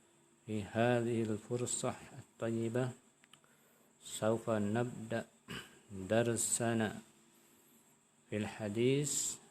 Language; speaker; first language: Arabic; non-native, fluent; Indonesian